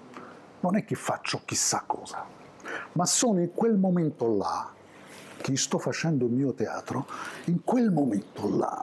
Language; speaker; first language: Italian; non-native, fluent; Arabic